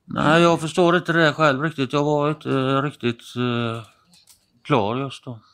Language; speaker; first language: Swedish; native; Swedish